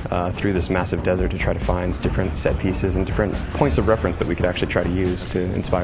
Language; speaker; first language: English; native; English